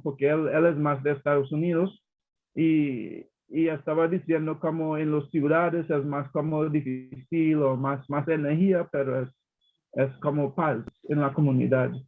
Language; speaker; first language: Spanish; non-native, learner; English